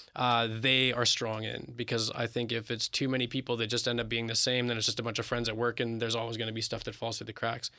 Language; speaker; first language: English; native; English